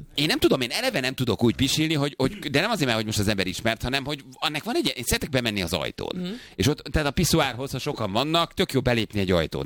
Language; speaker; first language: Hungarian; native; Hungarian